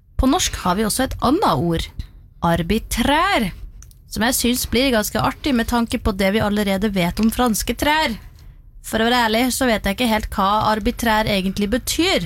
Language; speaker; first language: Norwegian; native; Norwegian